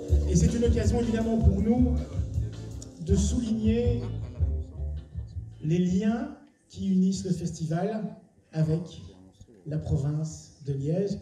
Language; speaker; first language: French; native; French